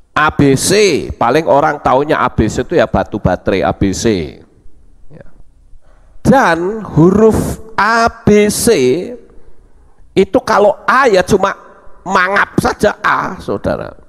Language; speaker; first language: Indonesian; native; Indonesian